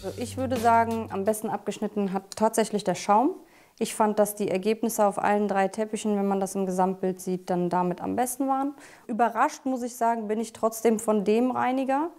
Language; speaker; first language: German; native; German